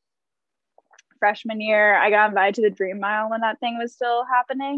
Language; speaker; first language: English; native; English